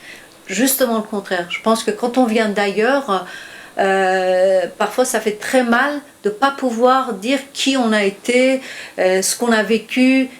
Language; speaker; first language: French; non-native, fluent; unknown